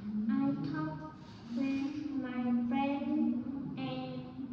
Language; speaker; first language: English; non-native, learner; Vietnamese